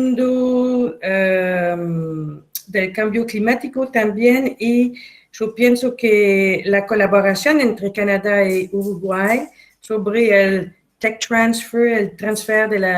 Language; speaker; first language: Spanish; non-native, fluent; French